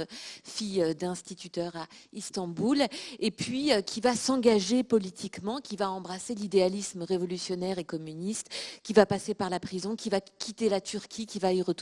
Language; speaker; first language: French; native; French